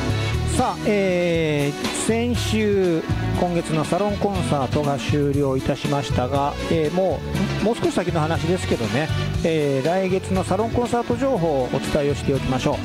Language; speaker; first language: Japanese; native; Japanese